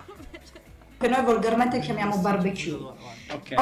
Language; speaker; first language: Italian; native; Italian